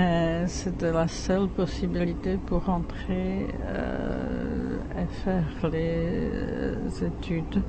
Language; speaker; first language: French; non-native, fluent; Czech